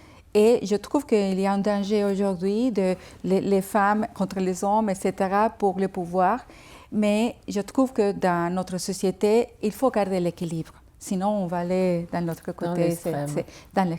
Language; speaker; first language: French; non-native, fluent; Spanish